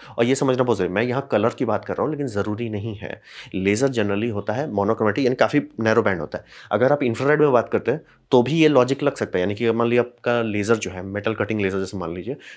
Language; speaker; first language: Hindi; native; Hindi